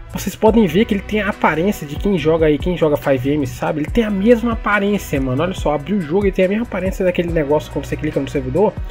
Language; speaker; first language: Portuguese; native; Portuguese